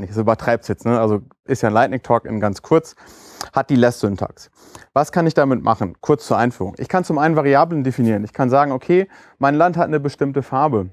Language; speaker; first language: German; native; German